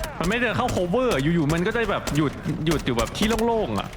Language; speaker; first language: Thai; native; Thai